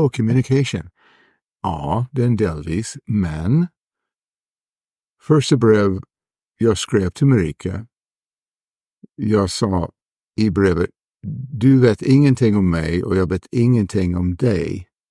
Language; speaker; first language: Swedish; non-native, fluent; English